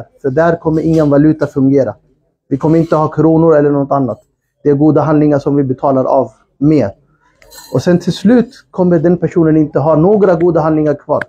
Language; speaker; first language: Swedish; non-native, fluent; Urdu